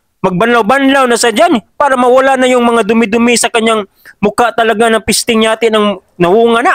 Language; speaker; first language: Filipino; non-native, local second language; Cebuano